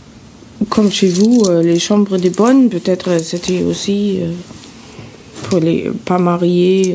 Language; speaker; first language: French; non-native, fluent; German